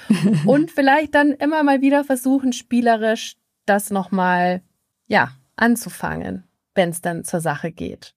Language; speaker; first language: German; native; German